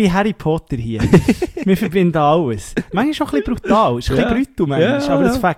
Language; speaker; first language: German; native; German